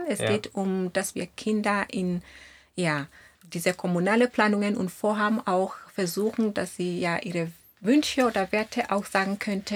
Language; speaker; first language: German; non-native, fluent; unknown